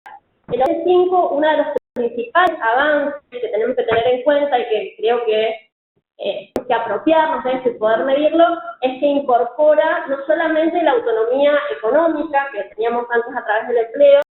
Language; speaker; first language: Spanish; native; Spanish